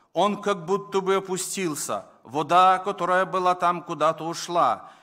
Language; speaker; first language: Russian; non-native, local second language; Ukrainian